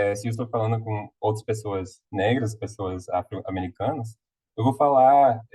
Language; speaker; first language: Portuguese; non-native, fluent; English